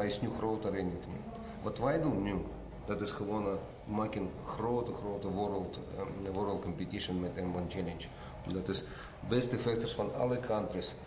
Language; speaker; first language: Dutch; non-native, learner; Russian